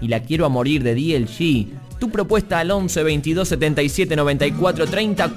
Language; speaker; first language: Spanish; native; Spanish